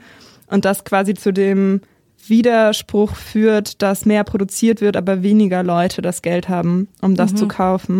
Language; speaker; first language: German; native; German